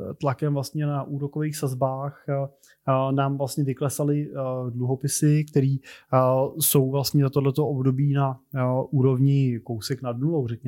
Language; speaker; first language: Czech; native; Czech